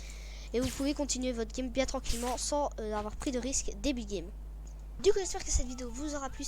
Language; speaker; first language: French; native; French